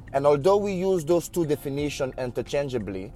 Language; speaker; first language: English; non-native, local second language; French